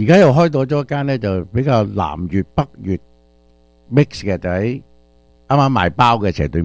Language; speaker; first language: Chinese; early bilingual, other home language; Cantonese